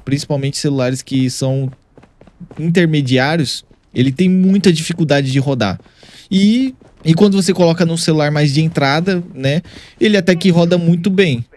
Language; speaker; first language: Portuguese; native; Portuguese